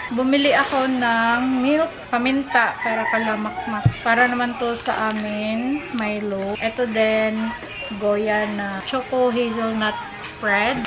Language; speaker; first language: Filipino; non-native, local second language; Cebuano